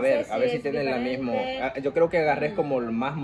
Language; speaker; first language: Spanish; native; Spanish